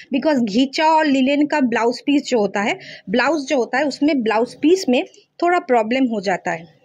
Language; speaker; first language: Hindi; non-native, local second language; Bangla